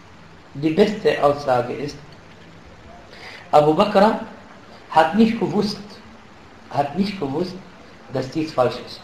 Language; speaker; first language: German; non-native, fluent; Arabic